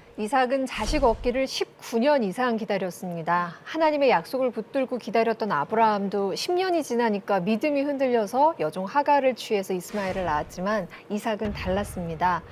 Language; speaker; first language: Korean; native; Korean